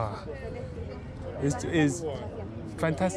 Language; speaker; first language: Spanish; non-native, learner; English